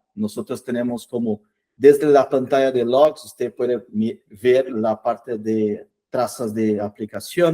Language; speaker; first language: Spanish; non-native, fluent; Portuguese